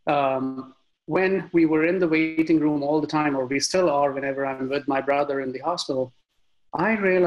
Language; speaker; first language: English; non-native, local second language; Hindi